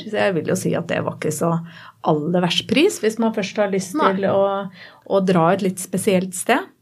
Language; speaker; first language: Norwegian; native; Norwegian